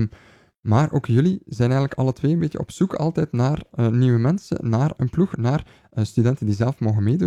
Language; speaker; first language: Dutch; native; Dutch